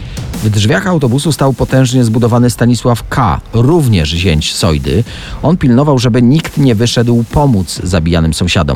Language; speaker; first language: Polish; native; Polish